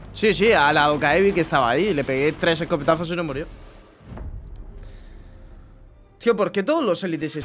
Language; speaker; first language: Spanish; native; Spanish